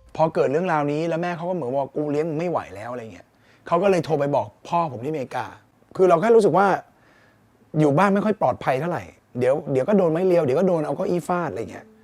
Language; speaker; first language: Thai; native; Thai